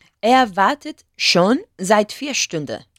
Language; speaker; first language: German; non-native, learner; Spanish